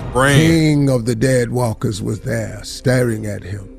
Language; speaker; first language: English; native; English